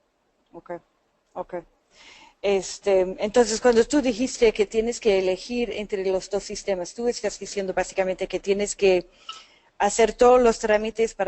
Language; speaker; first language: Spanish; non-native, fluent; English